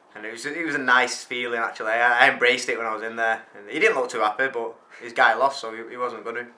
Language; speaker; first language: English; native; English